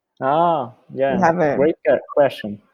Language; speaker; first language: English; non-native, fluent; Portuguese